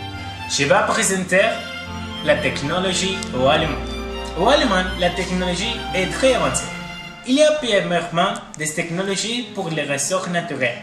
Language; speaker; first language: French; non-native, learner; Spanish